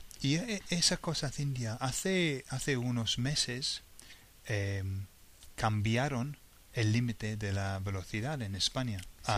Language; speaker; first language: Spanish; non-native, fluent; English